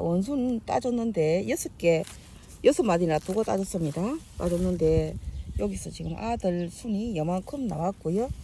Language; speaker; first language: Korean; native; Korean